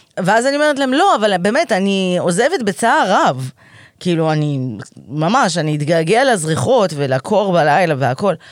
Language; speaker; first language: Hebrew; native; Hebrew